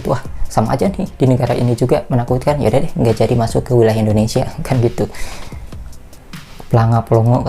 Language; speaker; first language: Indonesian; native; Indonesian